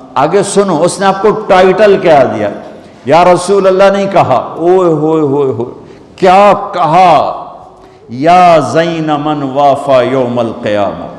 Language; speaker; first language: Urdu; non-native, local second language; Punjabi